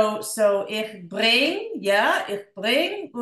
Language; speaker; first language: German; non-native, learner; English